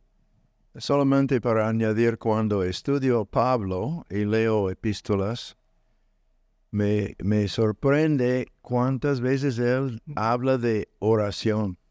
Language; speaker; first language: Spanish; non-native, learner; English